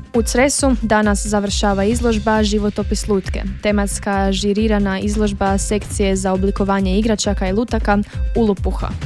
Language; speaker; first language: Croatian; native; Croatian